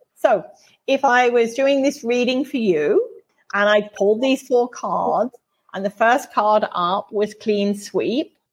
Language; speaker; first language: English; native; English